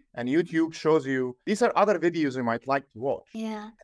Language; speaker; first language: English; non-native, fluent; Arabic